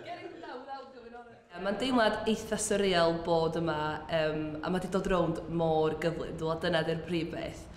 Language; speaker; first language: Welsh; native; Welsh